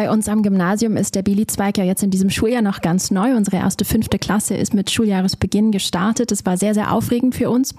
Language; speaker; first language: German; native; German